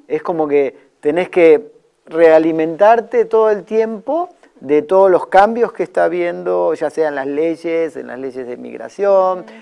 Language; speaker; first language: Spanish; native; Spanish